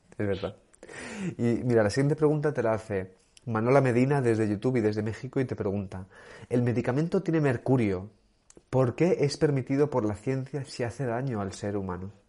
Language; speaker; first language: Spanish; native; Spanish